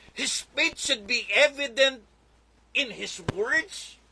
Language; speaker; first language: English; non-native, local second language; Filipino